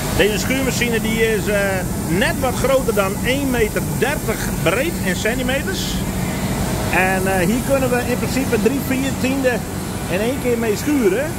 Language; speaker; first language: Dutch; non-native, local second language; Western Frisian